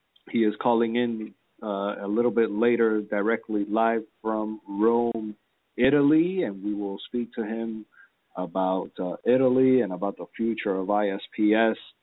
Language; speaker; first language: English; early bilingual, other home language; Spanish